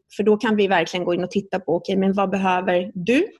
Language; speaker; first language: Swedish; early bilingual, other home language; Italian